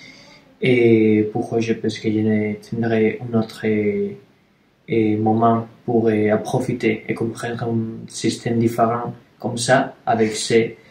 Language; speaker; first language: French; non-native, learner; Spanish